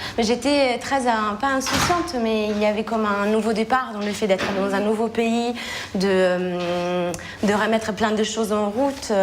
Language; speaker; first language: French; non-native, fluent; Italian